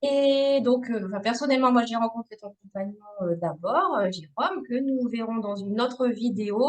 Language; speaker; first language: French; native; French